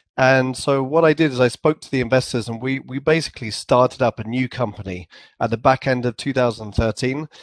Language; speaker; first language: English; native; English